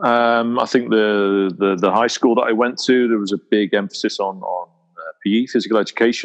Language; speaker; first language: English; native; English